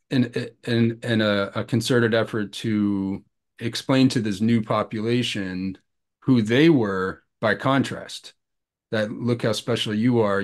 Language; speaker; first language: English; native; English